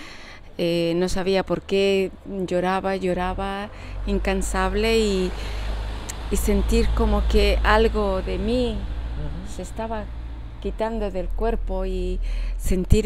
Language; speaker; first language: Spanish; early bilingual, heritage; Spanish